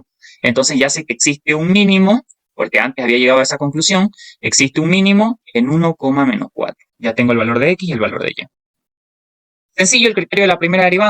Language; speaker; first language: Spanish; native; Spanish